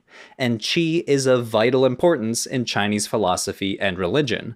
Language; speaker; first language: English; native; English